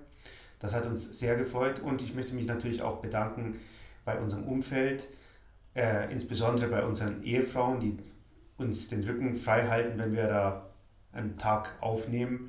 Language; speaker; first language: German; native; German